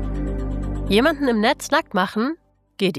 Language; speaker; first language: German; native; German